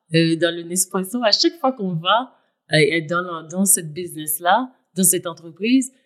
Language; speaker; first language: French; native; French